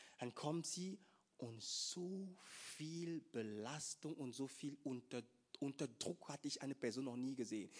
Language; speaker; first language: German; non-native, fluent; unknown